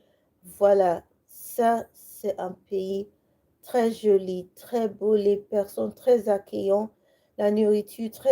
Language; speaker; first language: French; non-native, learner; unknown